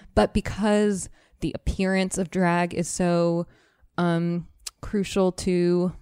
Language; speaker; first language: English; native; English